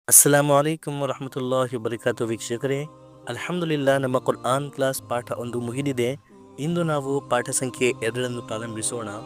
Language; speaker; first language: Kannada; non-native, local second language; Urdu